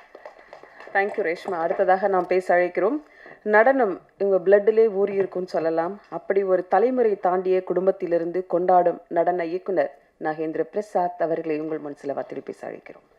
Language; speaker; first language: Tamil; native; Tamil